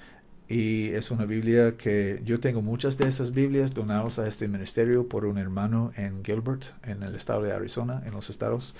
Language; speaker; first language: Spanish; non-native, learner; English